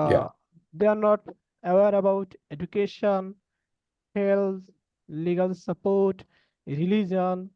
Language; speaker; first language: English; non-native, learner; Bangla